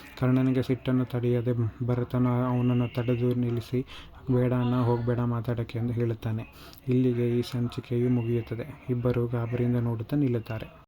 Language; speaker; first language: Kannada; native; Kannada